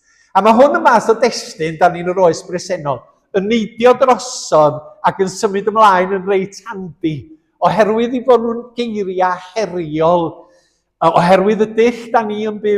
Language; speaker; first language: Welsh; native; Welsh